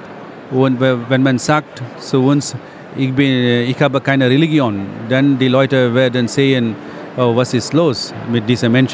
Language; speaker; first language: German; non-native, fluent; Tamil